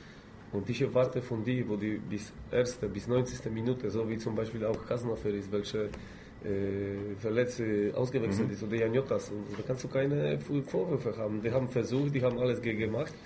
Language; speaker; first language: German; non-native, fluent; Polish